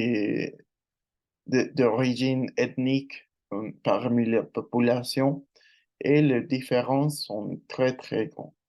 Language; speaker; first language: French; non-native, learner; Spanish